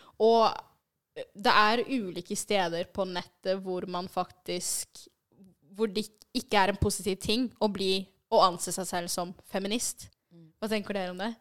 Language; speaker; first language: Norwegian; early bilingual, other home language; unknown